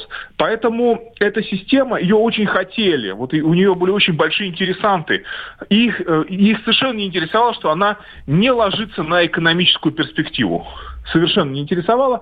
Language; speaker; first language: Russian; native; Russian